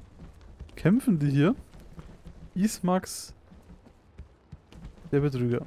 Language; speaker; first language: German; native; German